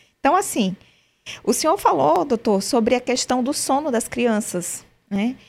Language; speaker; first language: Portuguese; native; Portuguese